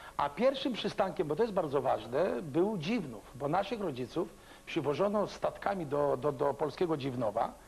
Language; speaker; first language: Polish; early bilingual, other home language; Greek